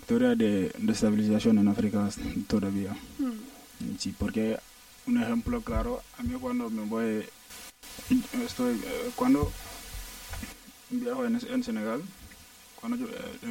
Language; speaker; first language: Spanish; non-native, learner; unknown